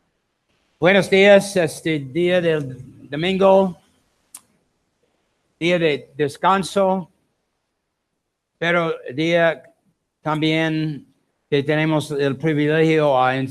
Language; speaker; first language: Spanish; non-native, learner; English